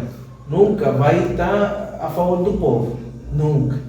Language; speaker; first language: Portuguese; non-native, fluent; Spanish